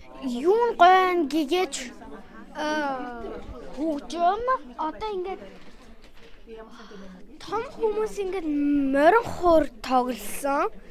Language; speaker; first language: Mongolian; early bilingual, heritage; Mongolian